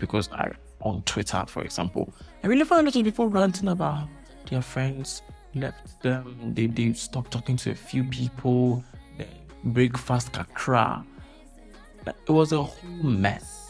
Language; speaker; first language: English; non-native, local second language; Akan